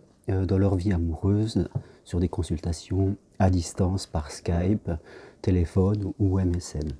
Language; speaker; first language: French; native; French